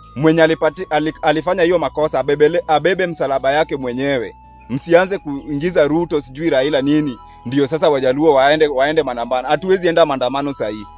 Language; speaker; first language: Swahili; non-native, local second language; Luo (Kenya and Tanzania)